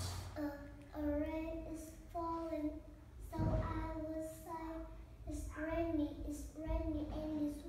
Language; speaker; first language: English; non-native, learner; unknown